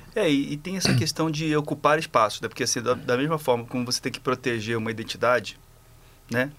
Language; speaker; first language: Portuguese; native; Portuguese